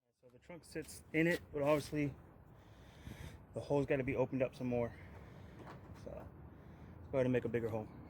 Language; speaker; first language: English; native; English